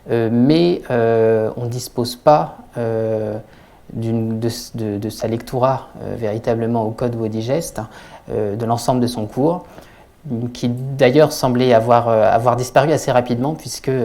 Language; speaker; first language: French; native; French